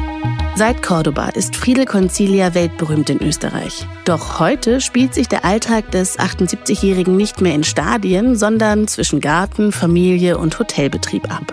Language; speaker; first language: German; native; German